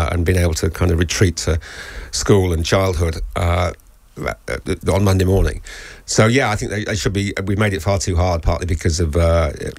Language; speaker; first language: English; native; English